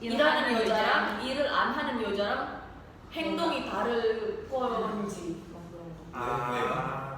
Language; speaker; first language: Korean; non-native, learner; Indonesian